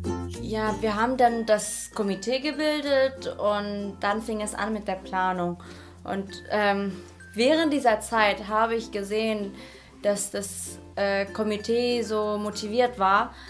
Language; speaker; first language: German; non-native, fluent; Indonesian